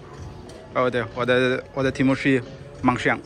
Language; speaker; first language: Chinese; non-native, learner; Bangla